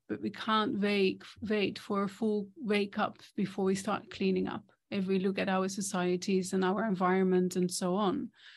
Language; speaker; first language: English; non-native, fluent; Dutch